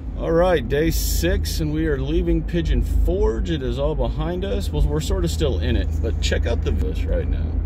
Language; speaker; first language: English; native; English